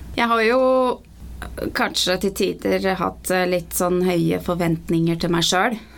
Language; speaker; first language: Norwegian; early bilingual, other home language; Persian